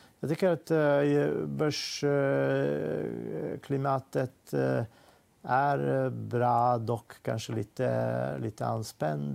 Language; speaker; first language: Swedish; non-native, fluent; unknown